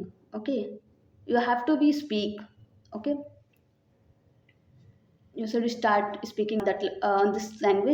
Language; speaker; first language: English; non-native, learner; Hindi